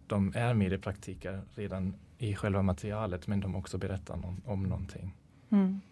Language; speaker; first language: Swedish; non-native, fluent; German